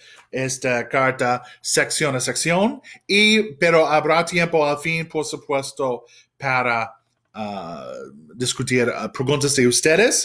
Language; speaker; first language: Spanish; non-native, fluent; English